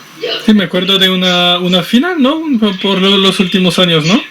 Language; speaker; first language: Spanish; non-native, fluent; French